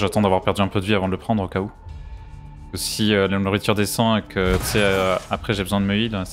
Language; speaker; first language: French; native; French